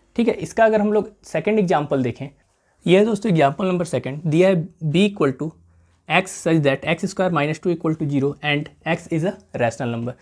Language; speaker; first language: Hindi; native; Hindi